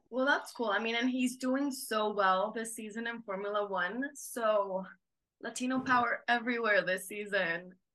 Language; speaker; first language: English; non-native, fluent; Spanish